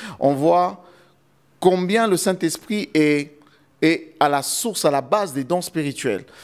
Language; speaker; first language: French; non-native, local second language; Lingala